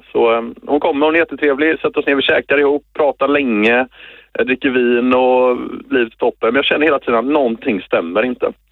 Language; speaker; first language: Swedish; native; Swedish